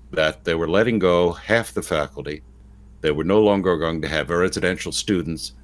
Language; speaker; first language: English; native; English